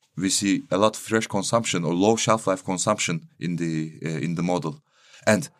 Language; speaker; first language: English; non-native, fluent; Turkish